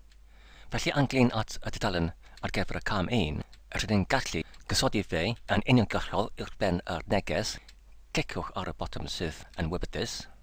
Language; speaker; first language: Welsh; non-native, fluent; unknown